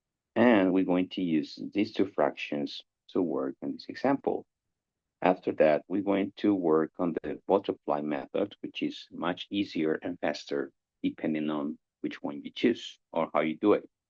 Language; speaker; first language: English; non-native, fluent; Spanish